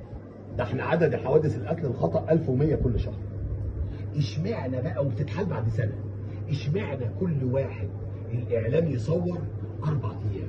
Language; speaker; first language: Arabic; native; Arabic